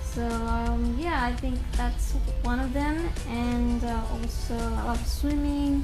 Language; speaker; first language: English; native; English